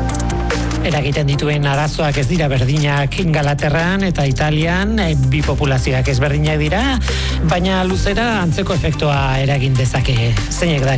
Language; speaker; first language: Basque; native; Basque